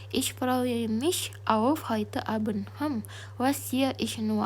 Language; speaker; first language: German; non-native, fluent; Indonesian